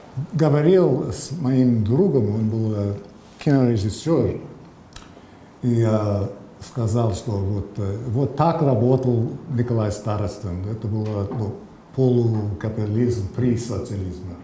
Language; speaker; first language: Russian; non-native, fluent; English